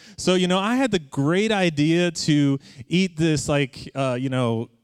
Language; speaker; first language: English; native; English